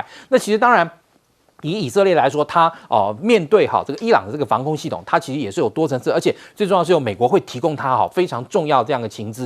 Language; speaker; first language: Chinese; native; Chinese